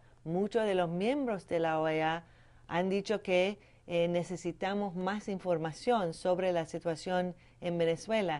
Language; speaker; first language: Spanish; non-native, fluent; English